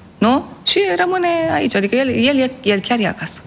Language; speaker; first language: Romanian; native; Romanian